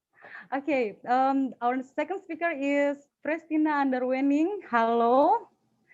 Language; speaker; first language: English; non-native, fluent; Indonesian